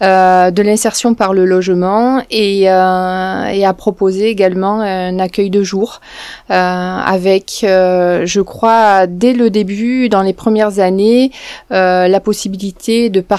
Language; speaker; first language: French; native; French